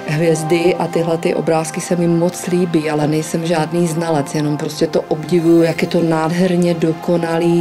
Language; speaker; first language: English; non-native, fluent; Serbian